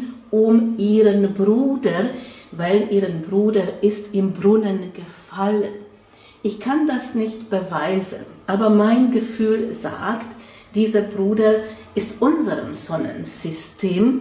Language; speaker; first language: German; non-native, fluent; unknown